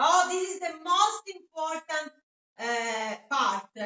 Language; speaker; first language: English; non-native, fluent; Italian